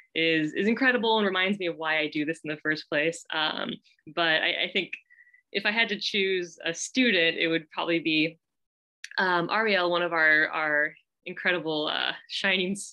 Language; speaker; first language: English; native; English